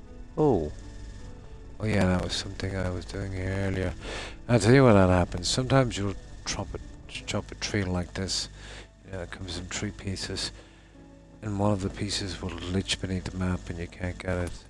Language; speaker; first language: English; native; English